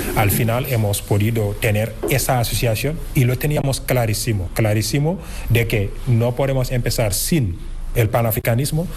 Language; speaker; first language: Spanish; non-native, fluent; Wolof